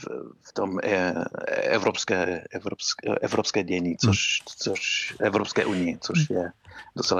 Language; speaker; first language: Czech; non-native, fluent; English